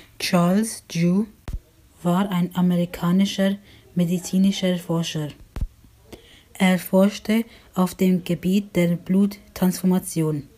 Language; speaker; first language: German; native; German